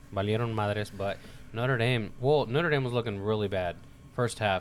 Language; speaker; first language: English; early bilingual, other home language; Spanish